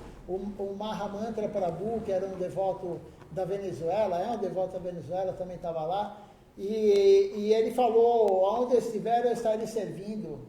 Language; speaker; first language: Portuguese; native; Portuguese